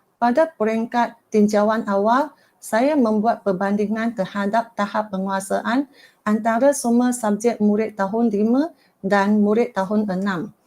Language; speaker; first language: Malay; non-native, local second language; Chinese